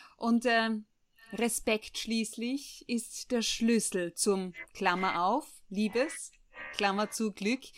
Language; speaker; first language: German; native; German